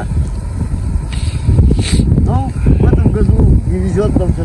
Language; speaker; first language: Russian; native; Russian